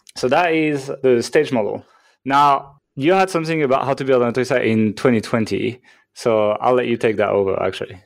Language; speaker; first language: English; non-native, fluent; French